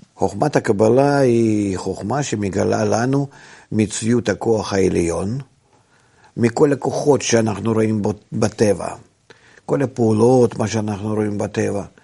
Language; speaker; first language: Hebrew; non-native, fluent; Russian